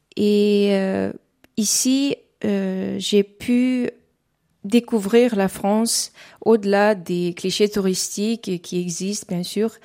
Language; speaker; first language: French; non-native, fluent; Uzbek